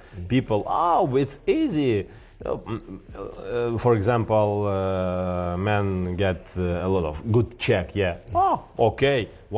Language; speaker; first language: English; non-native, learner; Ukrainian